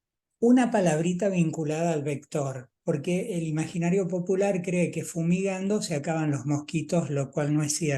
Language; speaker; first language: Spanish; native; Spanish